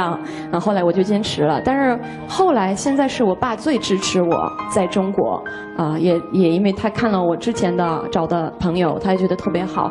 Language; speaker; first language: Chinese; non-native, fluent; English